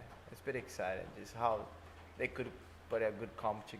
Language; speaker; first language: English; non-native, fluent; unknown